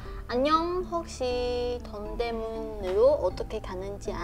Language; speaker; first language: Korean; non-native, fluent; Chinese